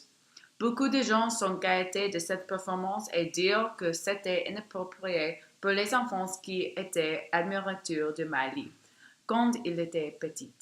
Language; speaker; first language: French; non-native, learner; English